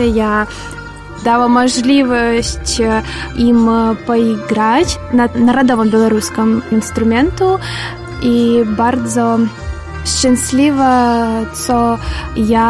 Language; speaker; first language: Polish; non-native, learner; Russian